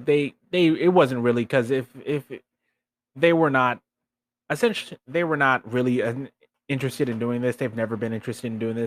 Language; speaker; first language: English; native; English